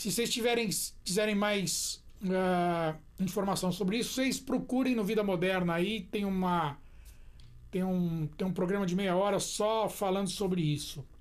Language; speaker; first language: Portuguese; native; Portuguese